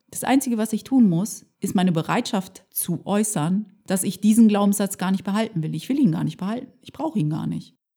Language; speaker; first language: German; early bilingual, other home language; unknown